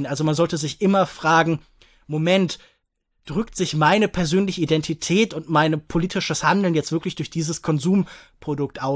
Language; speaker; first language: German; native; German